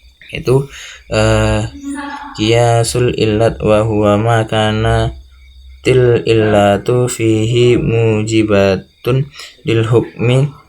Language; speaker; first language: Arabic; non-native, learner; Indonesian